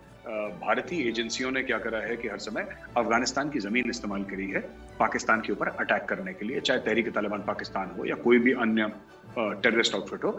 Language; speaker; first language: Hindi; native; Hindi